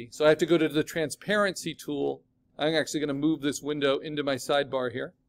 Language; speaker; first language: English; native; English